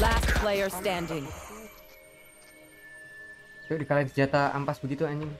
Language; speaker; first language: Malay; non-native, local second language; Javanese